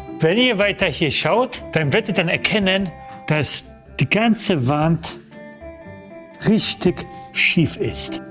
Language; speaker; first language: German; early bilingual, other home language; Polish